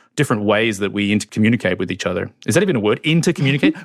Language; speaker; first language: English; native; English